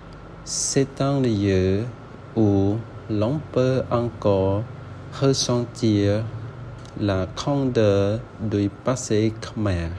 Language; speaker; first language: French; non-native, learner; Khmer